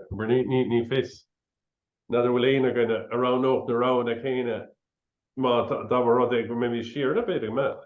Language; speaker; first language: Irish; non-native, local second language; English